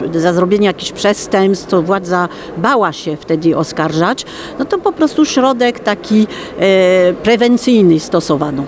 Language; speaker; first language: Polish; non-native, fluent; French